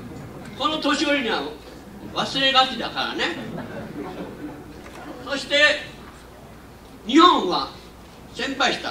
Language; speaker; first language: Japanese; non-native, local second language; Min Nan Chinese